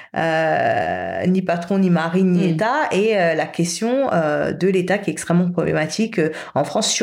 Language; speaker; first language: French; native; French